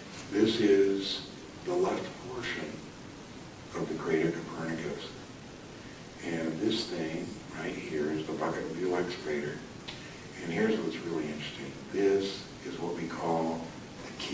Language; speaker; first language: English; native; English